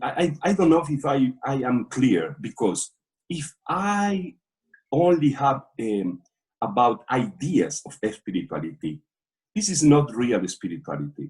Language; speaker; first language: English; non-native, learner; Portuguese